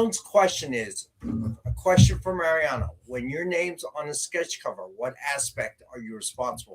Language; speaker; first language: English; native; English